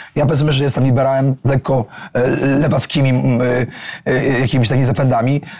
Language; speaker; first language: Polish; native; Polish